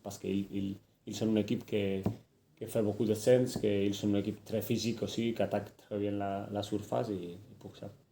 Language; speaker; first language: French; non-native, fluent; Spanish